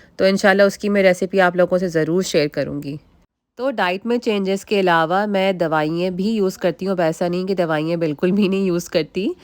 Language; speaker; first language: Urdu; native; Urdu